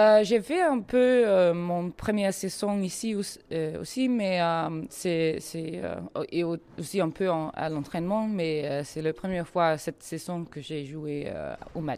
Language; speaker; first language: French; non-native, learner; Danish